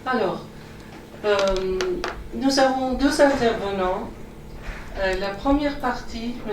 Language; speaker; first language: French; non-native, fluent; Persian